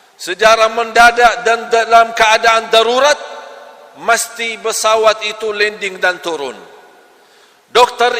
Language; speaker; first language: Malay; non-native, fluent; Arabic